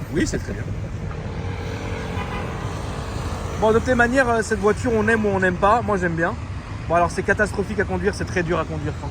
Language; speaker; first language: French; native; French